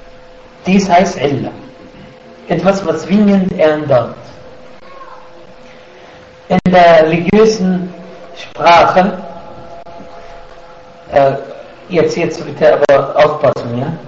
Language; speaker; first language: German; non-native, fluent; Arabic